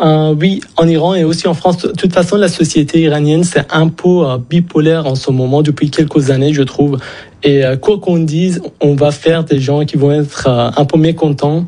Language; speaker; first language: French; non-native, fluent; Persian